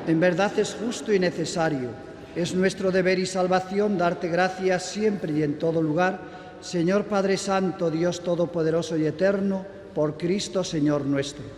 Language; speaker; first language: Spanish; native; Spanish